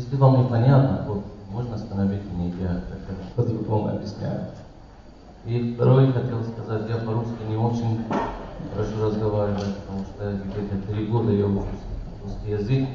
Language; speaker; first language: Russian; non-native, learner; Persian